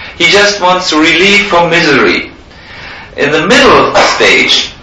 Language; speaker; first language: English; non-native, fluent; German